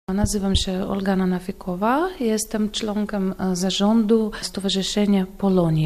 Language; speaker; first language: Polish; non-native, fluent; Russian